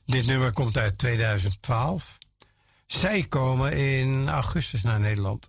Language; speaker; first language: Dutch; native; Dutch